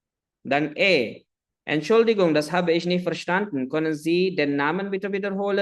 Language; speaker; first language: German; non-native, fluent; Indonesian